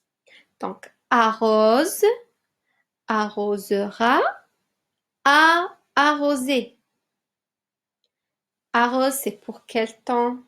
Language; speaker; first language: French; non-native, local second language; Arabic